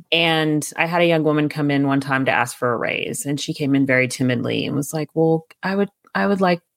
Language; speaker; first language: English; native; English